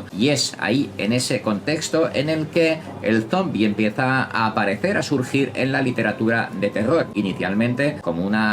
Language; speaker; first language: Spanish; native; Spanish